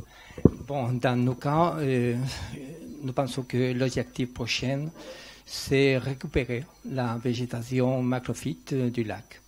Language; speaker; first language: French; non-native, learner; Spanish